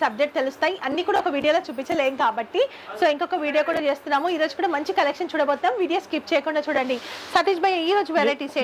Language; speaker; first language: Telugu; native; Telugu